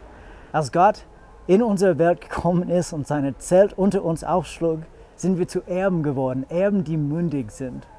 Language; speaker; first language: German; non-native, fluent; English